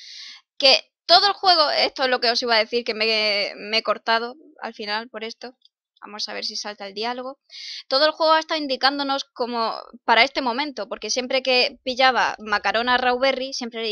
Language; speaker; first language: Spanish; native; Spanish